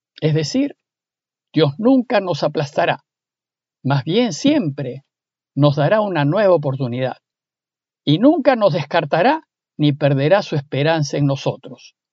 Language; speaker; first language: Spanish; native; Spanish